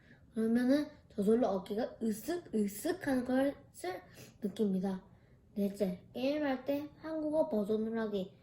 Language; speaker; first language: Korean; early bilingual, heritage; Korean